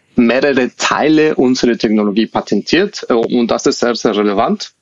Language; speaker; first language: German; non-native, fluent; Spanish